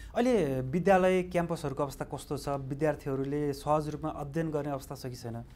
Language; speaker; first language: Nepali; native; Nepali